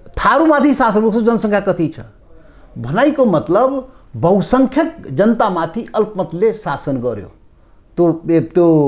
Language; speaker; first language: Nepali; non-native, local second language; Maithili